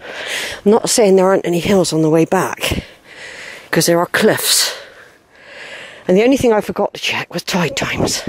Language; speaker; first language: English; native; English